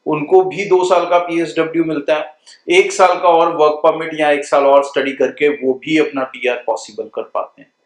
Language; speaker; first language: Hindi; non-native, local second language; Punjabi